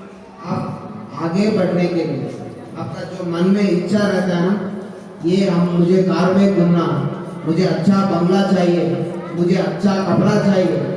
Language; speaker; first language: Hindi; non-native, local second language; Telugu